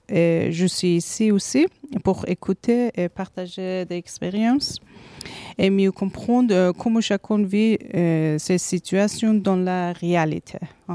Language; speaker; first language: French; non-native, learner; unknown